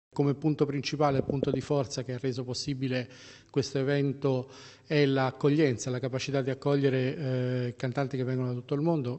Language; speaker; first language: Italian; native; Italian